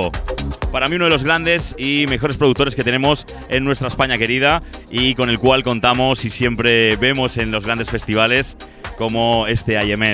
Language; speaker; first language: Spanish; native; Spanish